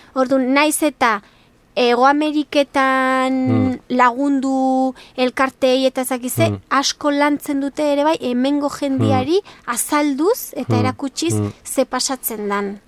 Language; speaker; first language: Basque; native; Basque